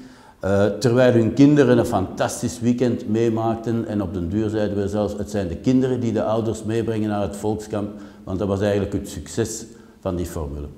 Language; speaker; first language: Dutch; native; Dutch